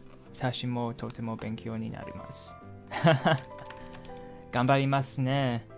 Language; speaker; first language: Japanese; non-native, learner; English